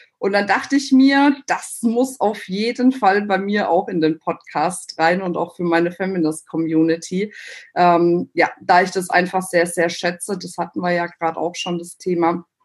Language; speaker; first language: German; native; German